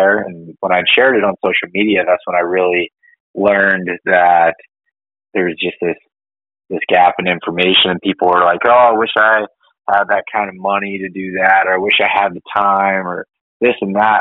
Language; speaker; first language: English; native; English